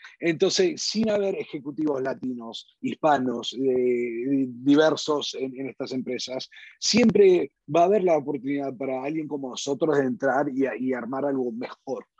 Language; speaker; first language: Spanish; early bilingual, heritage; Spanish